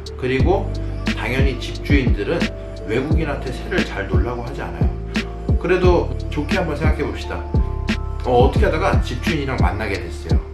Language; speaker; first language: Korean; native; Korean